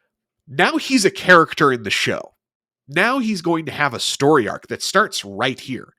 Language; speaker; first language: English; native; English